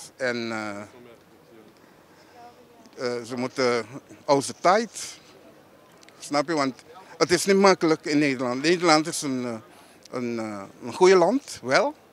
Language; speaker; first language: Dutch; non-native, local second language; Papiamento